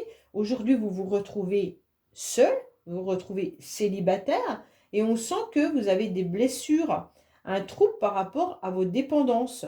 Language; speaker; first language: French; native; French